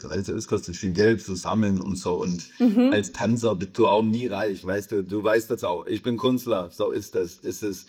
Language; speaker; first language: German; non-native, fluent; English